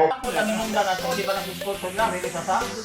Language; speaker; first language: Filipino; non-native, local second language; Cebuano